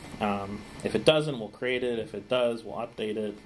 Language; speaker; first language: English; native; English